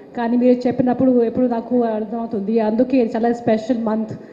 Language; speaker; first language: Telugu; non-native, local second language; Hindi